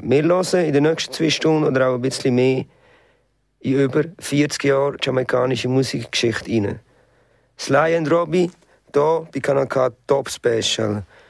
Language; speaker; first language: German; native; German